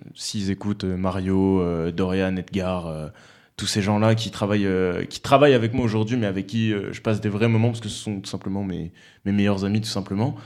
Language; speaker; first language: French; native; French